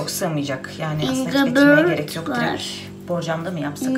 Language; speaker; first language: Turkish; native; Turkish